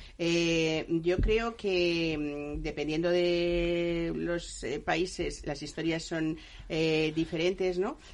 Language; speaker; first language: Spanish; native; Spanish